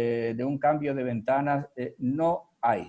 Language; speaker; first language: Spanish; native; Spanish